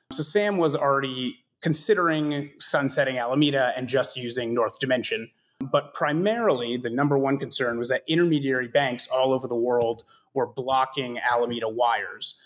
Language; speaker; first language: English; native; English